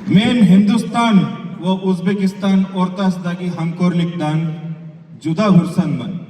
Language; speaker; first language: Uzbek; non-native, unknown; Kannada